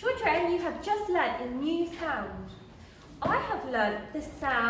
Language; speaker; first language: English; native; English